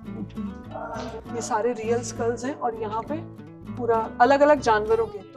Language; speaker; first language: Hindi; native; Hindi